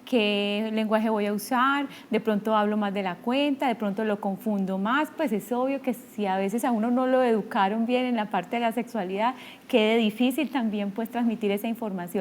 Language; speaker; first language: Spanish; native; Spanish